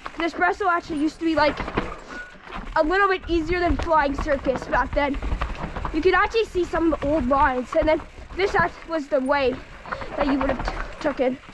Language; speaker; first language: English; native; English